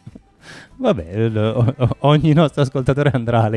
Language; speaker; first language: Italian; native; Italian